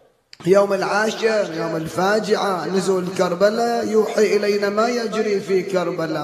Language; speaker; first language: Arabic; native; Arabic